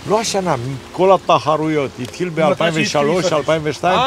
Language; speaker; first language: Hebrew; non-native, learner; Romanian